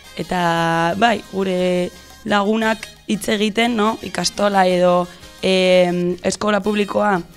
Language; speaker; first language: Basque; non-native, local second language; Spanish